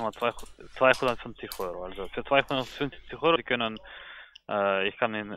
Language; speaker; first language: German; non-native, learner; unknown